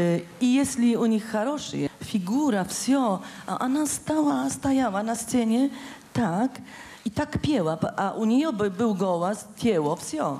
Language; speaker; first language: Russian; non-native, fluent; Polish